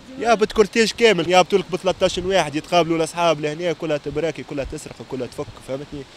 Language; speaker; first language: Arabic; native; Arabic